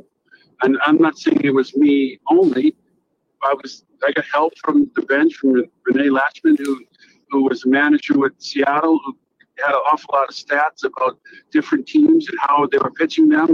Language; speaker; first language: English; native; English